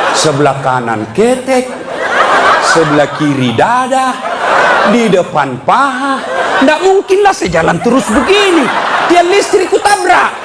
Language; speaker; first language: Indonesian; native; Indonesian